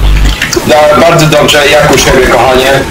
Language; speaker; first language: Polish; early bilingual, heritage; Polish